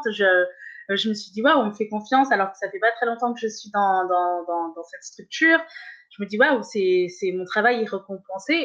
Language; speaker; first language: French; early bilingual, other home language; Kabuverdianu